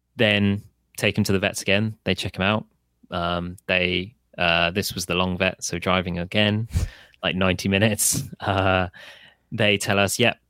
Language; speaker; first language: English; native; English